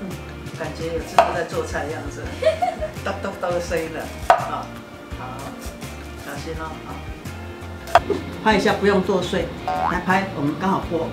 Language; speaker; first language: Chinese; native; Chinese